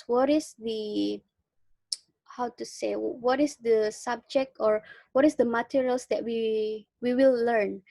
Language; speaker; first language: English; non-native, learner; Indonesian